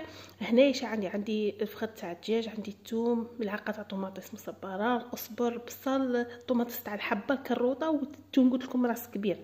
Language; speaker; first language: Arabic; native; Arabic